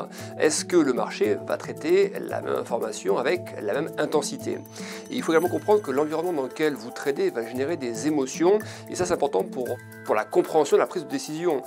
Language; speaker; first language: French; native; French